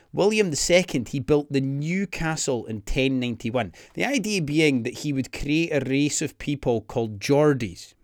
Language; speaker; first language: English; native; English